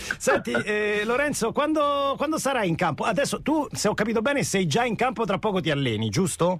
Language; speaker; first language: Italian; native; Italian